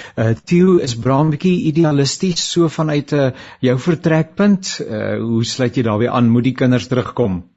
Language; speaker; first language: Afrikaans; native; Afrikaans